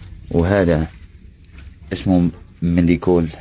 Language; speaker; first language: Arabic; native; Arabic